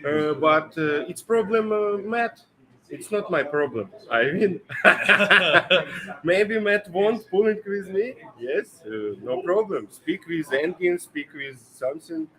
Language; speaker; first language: English; non-native, learner; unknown